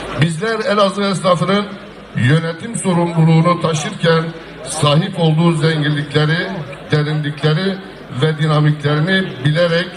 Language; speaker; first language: Turkish; native; Turkish